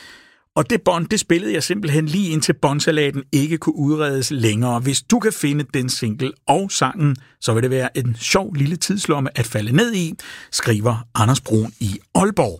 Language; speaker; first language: Danish; native; Danish